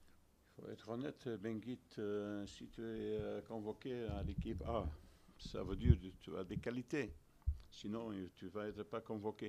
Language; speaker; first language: French; non-native, fluent; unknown